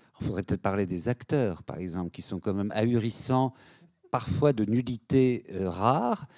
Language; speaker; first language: French; native; French